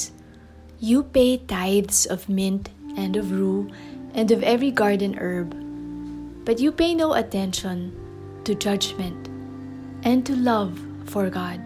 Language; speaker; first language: English; non-native, local second language; Filipino